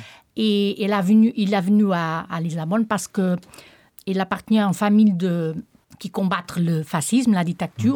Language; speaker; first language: French; non-native, fluent; Portuguese